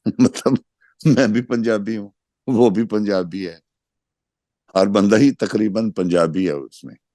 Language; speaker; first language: Urdu; non-native, local second language; Punjabi